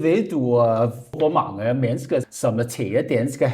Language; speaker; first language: Danish; non-native, learner; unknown